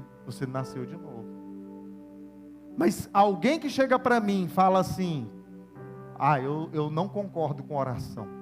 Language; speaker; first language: Portuguese; native; Portuguese